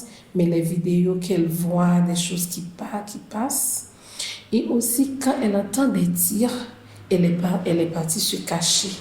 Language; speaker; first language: French; non-native, local second language; Haitian Creole